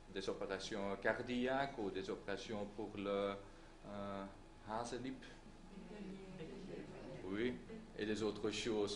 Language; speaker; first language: French; non-native, local second language; Dutch